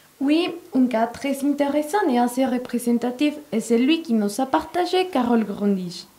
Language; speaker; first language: French; non-native, fluent; Spanish